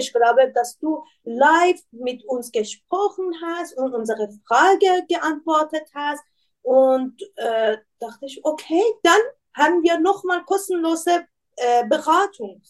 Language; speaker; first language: German; non-native, learner; Persian